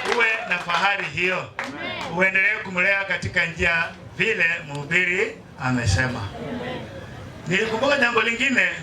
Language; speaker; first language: Swahili; non-native, local second language; Luyia